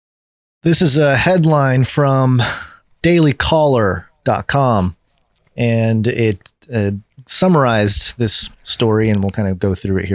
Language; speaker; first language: English; native; English